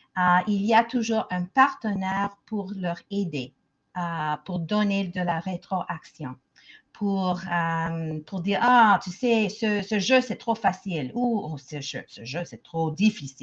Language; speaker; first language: French; non-native, local second language; English